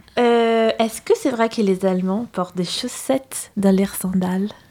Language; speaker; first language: French; native; French